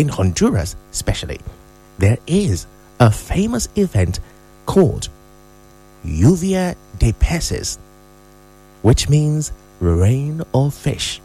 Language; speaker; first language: English; non-native, local second language; Igbo